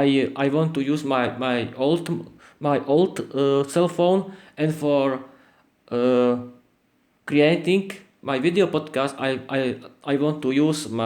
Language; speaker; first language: English; non-native, learner; Slovak